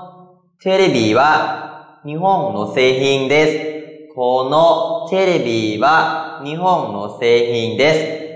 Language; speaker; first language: Japanese; non-native, fluent; Khmer